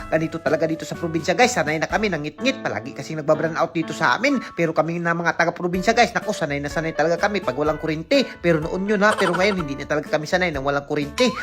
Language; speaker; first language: Filipino; non-native, local second language; Cebuano